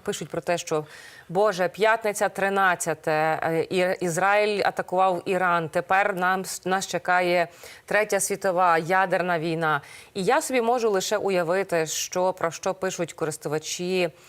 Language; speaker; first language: Ukrainian; native; Ukrainian